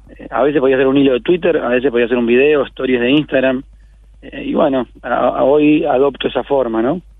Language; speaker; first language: Spanish; native; Spanish